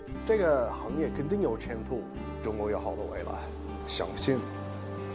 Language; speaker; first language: Chinese; non-native, fluent; English